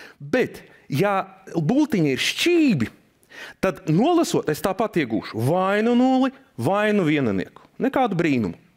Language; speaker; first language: Latvian; non-native, local second language; Russian